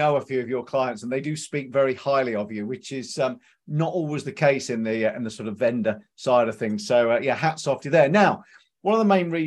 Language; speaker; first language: English; native; English